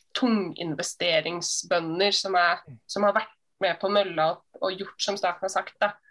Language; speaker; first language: Norwegian; native; Norwegian